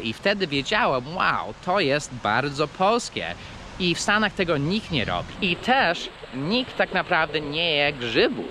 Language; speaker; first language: Polish; early bilingual, heritage; Polish